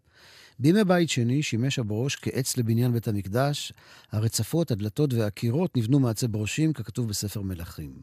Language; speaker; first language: Hebrew; native; Hebrew